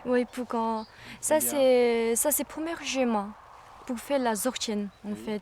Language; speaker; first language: French; non-native, learner; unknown